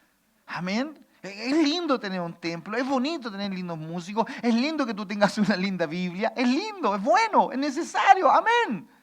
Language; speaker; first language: Spanish; native; Spanish